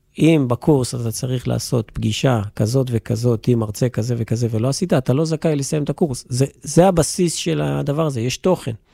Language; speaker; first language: Hebrew; native; Hebrew